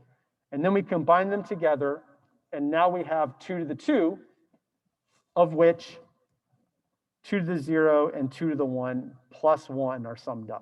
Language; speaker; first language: English; native; English